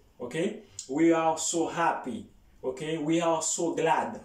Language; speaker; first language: English; non-native, fluent; Haitian Creole